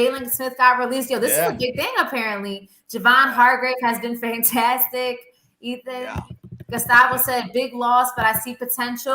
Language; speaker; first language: English; native; English